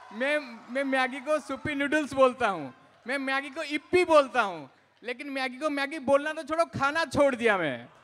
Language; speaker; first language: Hindi; non-native, local second language; Odia